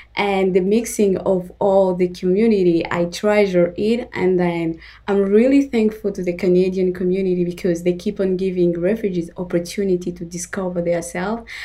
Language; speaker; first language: English; non-native, fluent; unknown